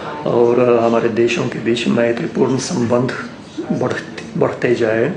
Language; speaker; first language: Hindi; non-native, fluent; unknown